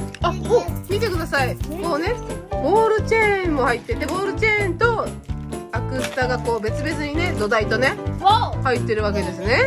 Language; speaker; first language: Japanese; native; Japanese